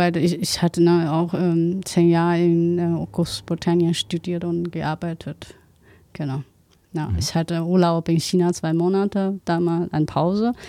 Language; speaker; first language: German; non-native, learner; Chinese